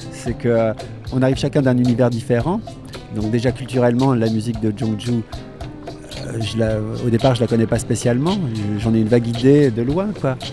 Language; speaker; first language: French; native; French